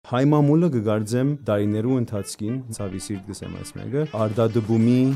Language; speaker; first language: Armenian; early bilingual, heritage; Armenian